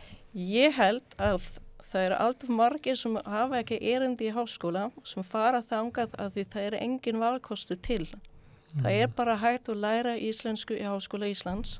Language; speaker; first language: Icelandic; non-native, fluent; Swedish